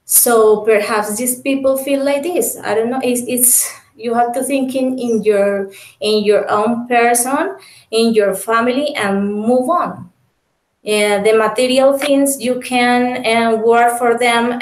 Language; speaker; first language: English; non-native, fluent; Spanish